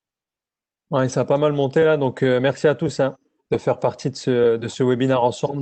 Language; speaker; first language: French; native; French